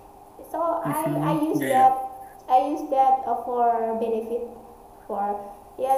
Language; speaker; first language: English; non-native, learner; Indonesian